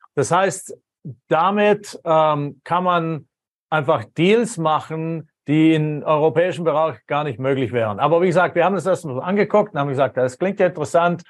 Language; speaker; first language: German; native; German